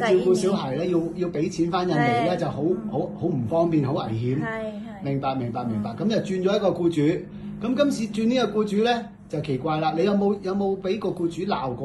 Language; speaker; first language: Cantonese; native; Cantonese